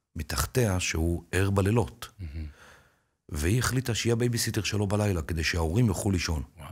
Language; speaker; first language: Hebrew; native; Hebrew